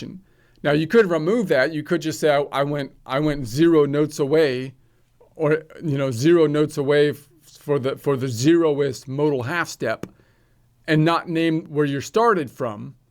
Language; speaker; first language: English; native; English